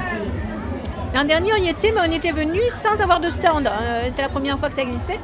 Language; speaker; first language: French; native; French